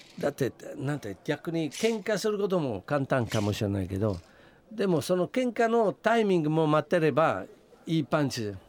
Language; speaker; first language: Japanese; non-native, fluent; Italian